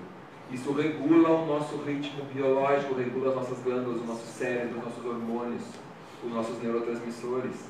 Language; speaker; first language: Portuguese; native; Portuguese